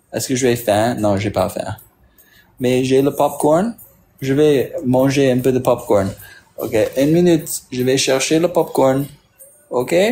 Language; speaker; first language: French; non-native, learner; English